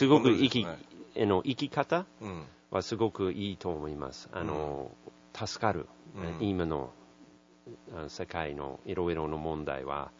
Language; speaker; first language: Japanese; non-native, learner; English